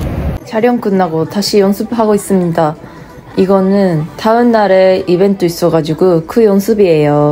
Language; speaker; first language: Korean; non-native, fluent; Japanese